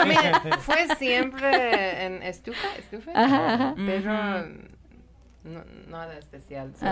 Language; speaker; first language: Spanish; non-native, learner; Persian